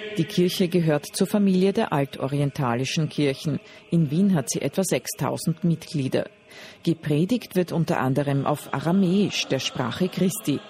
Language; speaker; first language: German; native; German